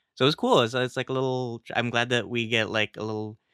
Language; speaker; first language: English; early bilingual, other home language; Filipino